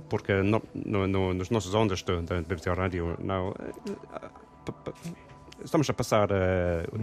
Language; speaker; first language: Portuguese; non-native, learner; English